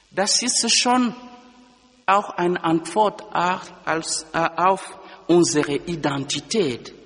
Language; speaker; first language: German; non-native, fluent; Lingala